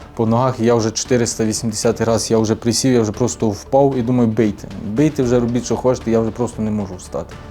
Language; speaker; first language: Ukrainian; native; Ukrainian